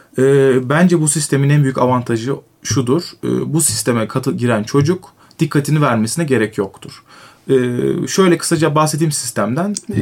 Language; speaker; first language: Turkish; native; Turkish